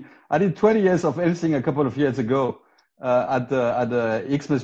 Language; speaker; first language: English; non-native, fluent; Spanish